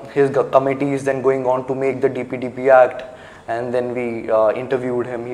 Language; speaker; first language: English; non-native, local second language; Hindi